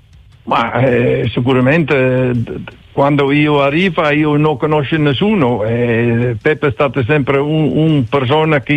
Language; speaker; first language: Italian; non-native, learner; Dutch